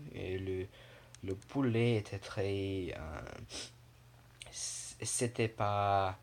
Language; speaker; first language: French; non-native, learner; English